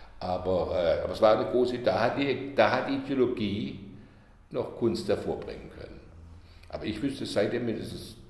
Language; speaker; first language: German; native; German